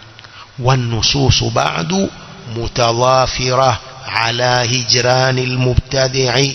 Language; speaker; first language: Arabic; non-native, fluent; Swahili